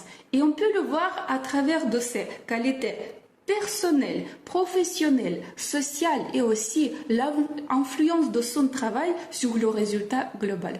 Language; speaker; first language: French; non-native, fluent; Russian